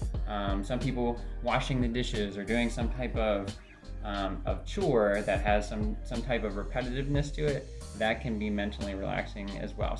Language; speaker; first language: English; native; English